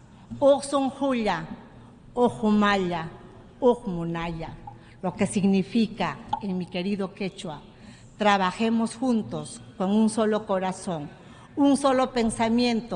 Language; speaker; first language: Spanish; native; Spanish